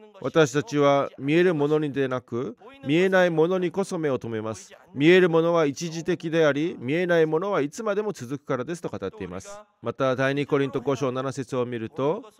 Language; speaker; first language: Japanese; non-native, fluent; Korean